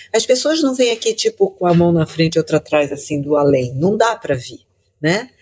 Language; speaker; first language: Portuguese; native; Portuguese